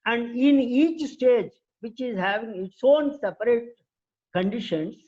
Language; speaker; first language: English; non-native, local second language; Telugu